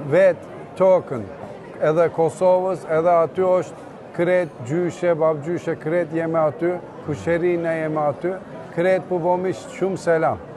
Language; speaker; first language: Albanian; early bilingual, heritage; Turkish